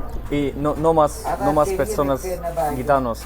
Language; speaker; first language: Spanish; non-native, learner; Italian